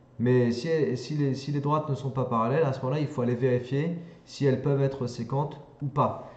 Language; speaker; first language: French; native; French